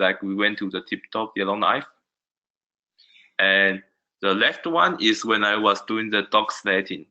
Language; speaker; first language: English; non-native, learner; Chinese